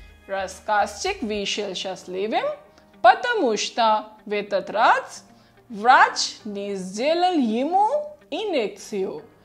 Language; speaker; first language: Russian; non-native, fluent; Hindi